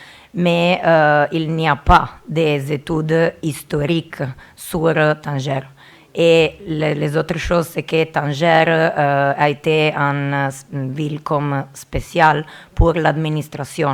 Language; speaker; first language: French; non-native, learner; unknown